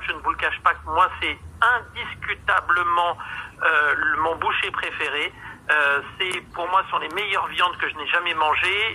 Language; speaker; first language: French; native; French